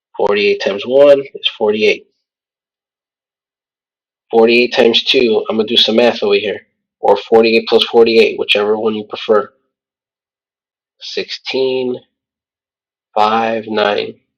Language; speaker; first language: English; native; English